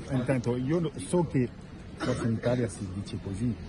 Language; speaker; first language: Italian; non-native, fluent; French